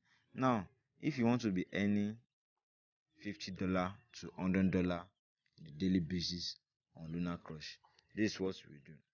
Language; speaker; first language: English; non-native, local second language; Yoruba